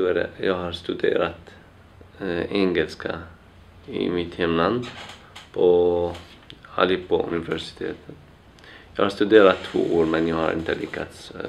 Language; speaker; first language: Swedish; non-native, learner; Arabic